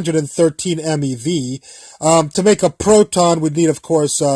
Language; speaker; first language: English; native; English